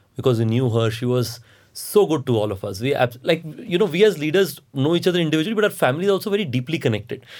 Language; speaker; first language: English; non-native, local second language; Hindi